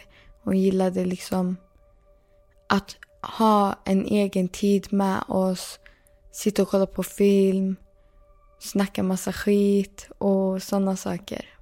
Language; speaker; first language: Swedish; early bilingual, other home language; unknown